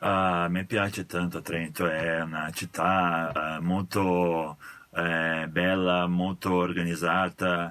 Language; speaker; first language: Italian; non-native, fluent; Portuguese